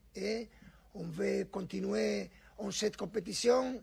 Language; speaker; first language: French; non-native, fluent; Spanish